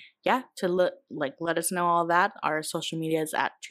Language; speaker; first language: English; native; English